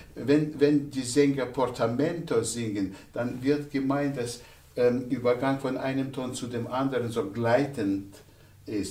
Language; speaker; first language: German; non-native, fluent; Russian